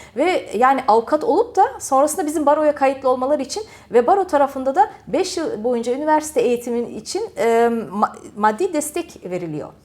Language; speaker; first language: Turkish; early bilingual, heritage; Turkish